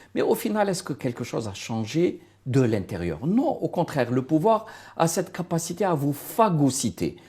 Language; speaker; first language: French; non-native, local second language; Arabic